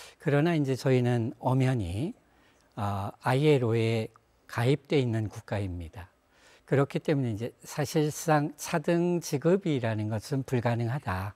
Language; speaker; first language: Korean; native; Korean